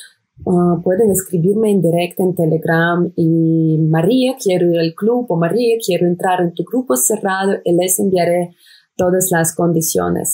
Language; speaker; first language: Spanish; non-native, fluent; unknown